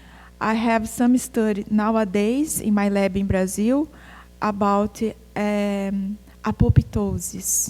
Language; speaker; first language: English; non-native, fluent; Portuguese